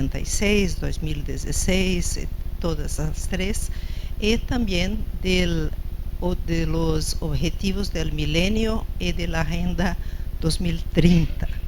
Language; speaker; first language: Spanish; non-native, fluent; Portuguese